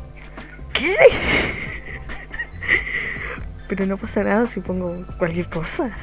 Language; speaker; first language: Spanish; native; Spanish